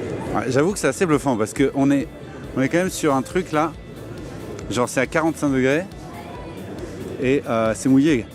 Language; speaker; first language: French; native; French